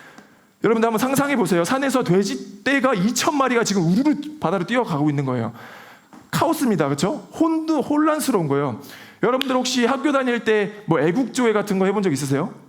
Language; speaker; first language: Korean; native; Korean